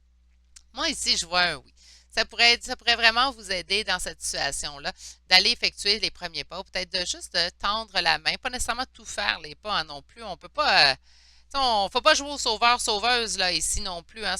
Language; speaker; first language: French; native; French